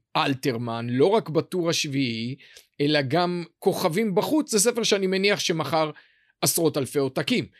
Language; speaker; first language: Hebrew; native; Hebrew